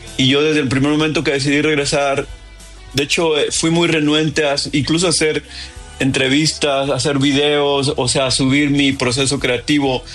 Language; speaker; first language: Spanish; early bilingual, heritage; Spanish